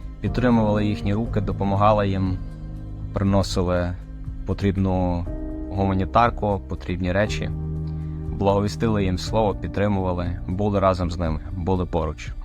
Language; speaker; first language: Ukrainian; native; Ukrainian